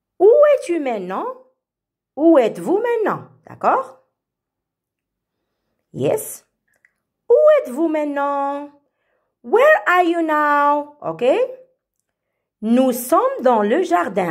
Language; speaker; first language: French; non-native, fluent; Arabic